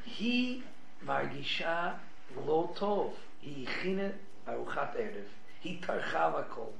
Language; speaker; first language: Hebrew; non-native, fluent; English